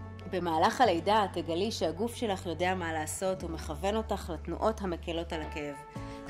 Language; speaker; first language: Hebrew; native; Hebrew